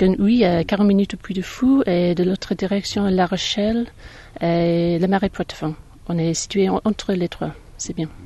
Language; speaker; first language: French; non-native, fluent; English